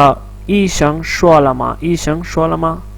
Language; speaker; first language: Chinese; non-native, fluent; Urdu